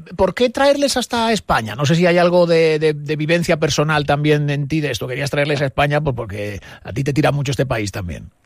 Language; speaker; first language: Spanish; native; Spanish